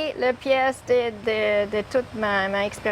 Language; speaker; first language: French; non-native, learner; English